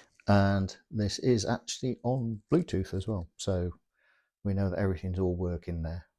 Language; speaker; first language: English; native; English